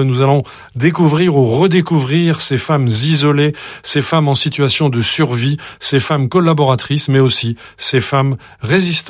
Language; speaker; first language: French; native; French